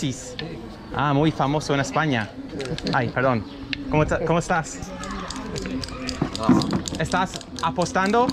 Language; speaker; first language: Spanish; non-native, fluent; English